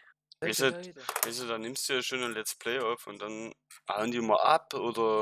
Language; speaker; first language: German; native; German